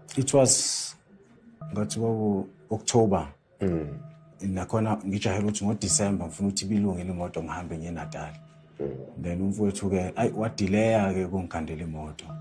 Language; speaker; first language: Zulu; native; Zulu